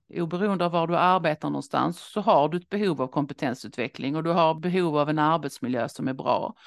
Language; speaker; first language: Swedish; native; Swedish